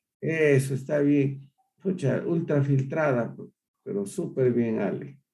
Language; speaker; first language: Spanish; native; Spanish